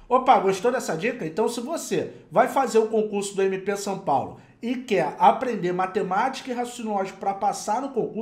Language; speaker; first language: Portuguese; native; Portuguese